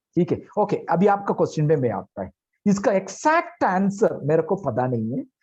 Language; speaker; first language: Hindi; non-native, local second language; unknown